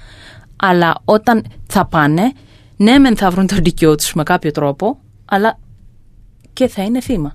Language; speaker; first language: Greek; non-native, fluent; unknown